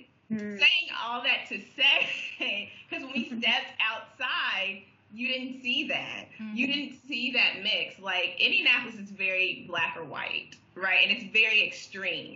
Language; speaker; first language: English; native; English